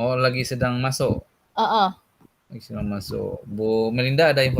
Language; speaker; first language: Indonesian; native; Indonesian